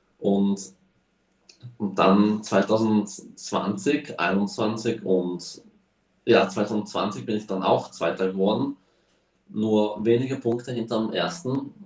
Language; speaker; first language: German; early bilingual, heritage; German